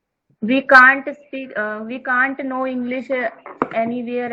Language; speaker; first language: English; non-native, learner; Hindi